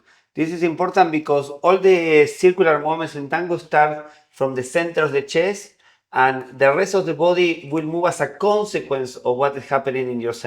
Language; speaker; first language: English; non-native, fluent; Spanish